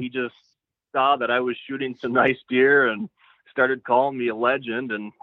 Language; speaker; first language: English; native; English